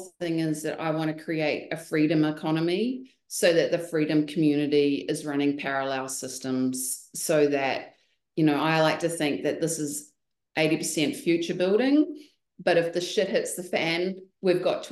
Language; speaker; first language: English; native; English